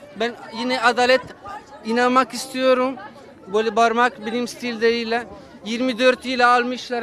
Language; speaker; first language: Turkish; non-native, fluent; Italian